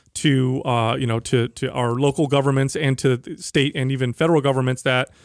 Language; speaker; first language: English; native; English